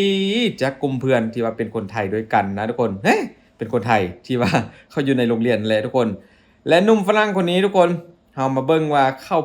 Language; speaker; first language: Thai; non-native, local second language; Northeastern Thai